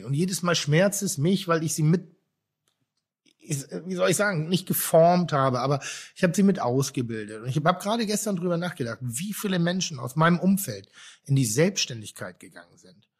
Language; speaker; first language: German; native; German